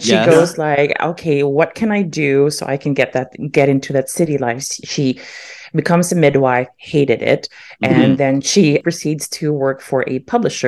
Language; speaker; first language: English; non-native, local second language; German